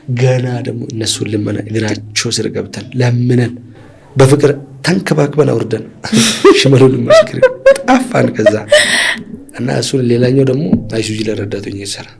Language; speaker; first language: Amharic; non-native, local second language; Hadiyya